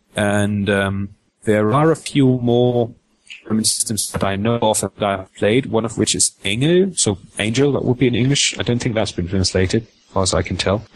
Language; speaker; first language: English; non-native, fluent; German